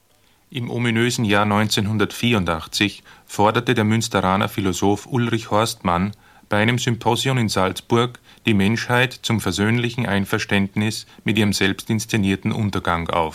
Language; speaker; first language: German; native; German